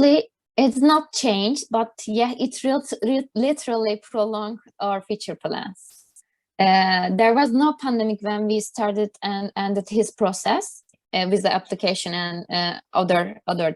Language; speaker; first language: English; non-native, learner; Turkish